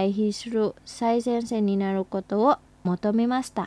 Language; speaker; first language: Japanese; non-native, fluent; Indonesian